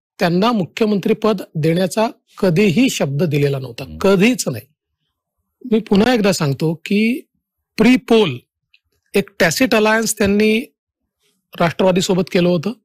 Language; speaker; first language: Marathi; native; Marathi